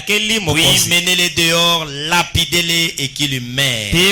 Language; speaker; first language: Haitian Creole; non-native, local second language; Lingala